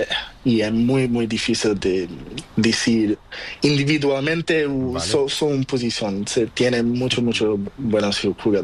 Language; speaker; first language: Spanish; non-native, learner; Portuguese